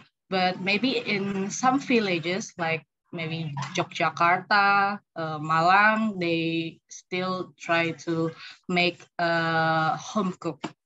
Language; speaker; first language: English; non-native, learner; Indonesian